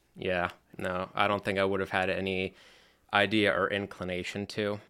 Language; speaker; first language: English; native; English